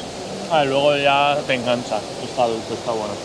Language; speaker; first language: Spanish; native; Spanish